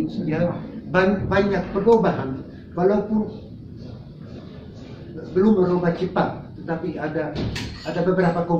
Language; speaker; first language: Indonesian; non-native, fluent; Dutch